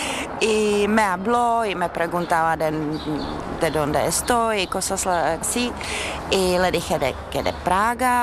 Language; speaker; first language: Spanish; non-native, fluent; Czech